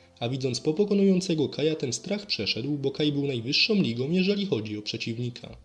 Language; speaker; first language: Polish; native; Polish